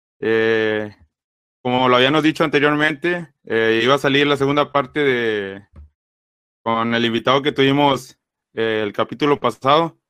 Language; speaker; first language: Spanish; native; Spanish